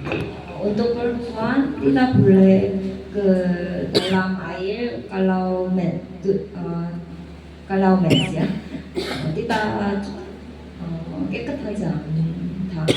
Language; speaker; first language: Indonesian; non-native, learner; Korean